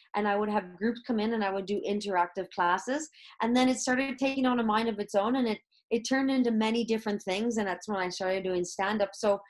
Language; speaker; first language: English; native; English